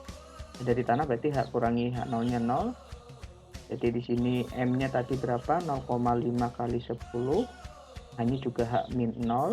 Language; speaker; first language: Indonesian; native; Indonesian